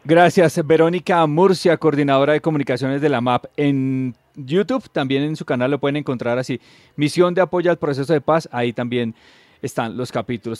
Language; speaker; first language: Spanish; native; Spanish